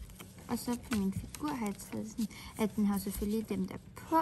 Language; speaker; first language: Danish; native; Danish